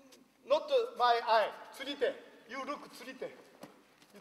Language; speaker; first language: English; non-native, learner; Japanese